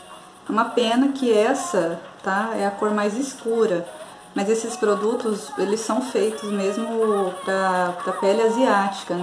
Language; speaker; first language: Portuguese; native; Portuguese